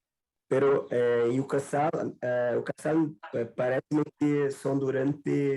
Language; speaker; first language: Spanish; non-native, learner; Portuguese